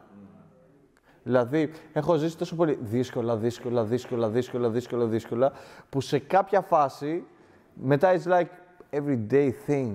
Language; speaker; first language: Greek; native; Greek